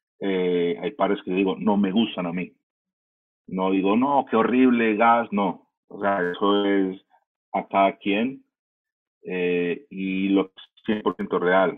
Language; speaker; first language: Spanish; early bilingual, heritage; Spanish